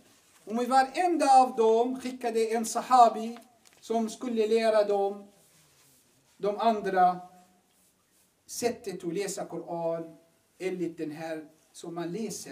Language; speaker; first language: Swedish; non-native, fluent; Arabic